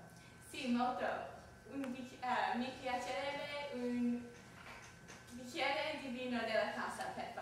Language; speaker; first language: Italian; non-native, learner; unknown